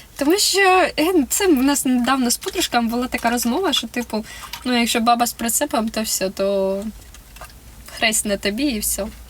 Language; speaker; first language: Ukrainian; non-native, local second language; Russian